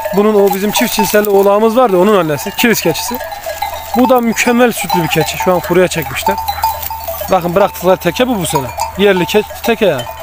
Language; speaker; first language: Turkish; native; Turkish